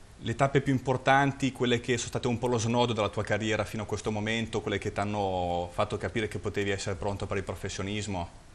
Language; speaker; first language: Italian; native; Italian